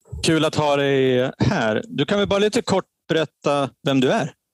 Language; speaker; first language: Swedish; native; Swedish